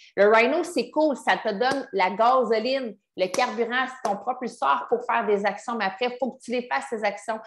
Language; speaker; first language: French; native; French